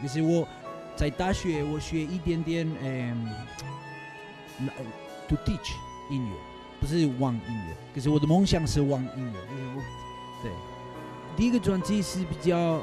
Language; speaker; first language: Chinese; non-native, learner; Spanish